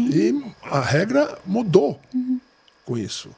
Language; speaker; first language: Portuguese; native; Portuguese